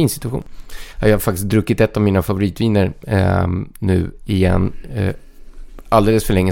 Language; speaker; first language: Swedish; native; Swedish